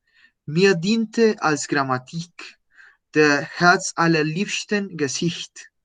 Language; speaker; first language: German; non-native, learner; Spanish